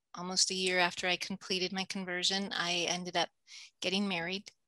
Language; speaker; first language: English; native; English